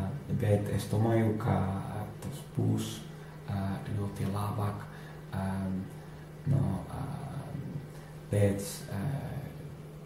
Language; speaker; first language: Latvian; non-native, learner; English